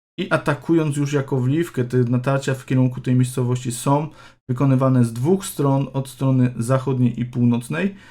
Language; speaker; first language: Polish; native; Polish